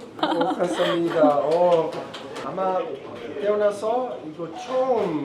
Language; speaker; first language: Korean; non-native, learner; Italian